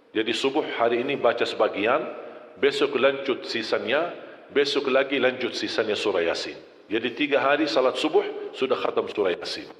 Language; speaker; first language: Malay; non-native, fluent; Arabic